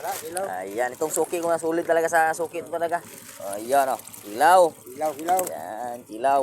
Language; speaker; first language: Filipino; non-native, local second language; Cebuano